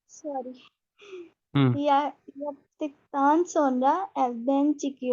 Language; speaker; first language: Turkish; non-native, learner; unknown